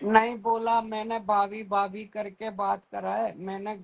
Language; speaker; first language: Hindi; native; Hindi